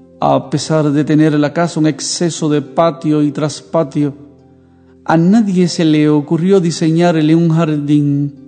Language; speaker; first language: Spanish; native; Spanish